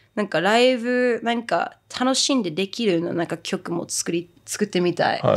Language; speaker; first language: Japanese; early bilingual, heritage; Japanese